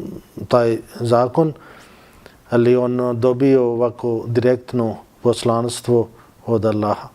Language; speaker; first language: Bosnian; non-native, fluent; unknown